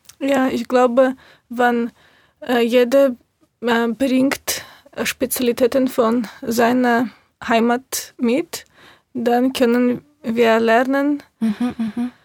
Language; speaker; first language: German; non-native, learner; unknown